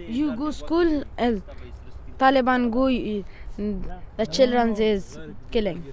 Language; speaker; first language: English; non-native, learner; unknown